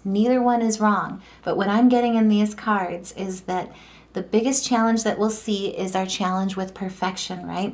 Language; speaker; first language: English; native; English